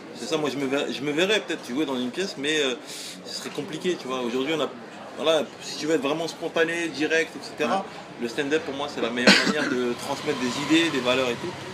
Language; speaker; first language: French; native; French